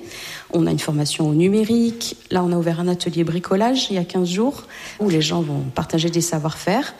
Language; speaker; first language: French; native; French